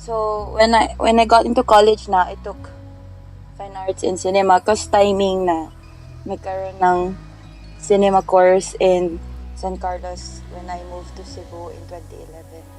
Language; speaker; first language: Filipino; non-native, local second language; Cebuano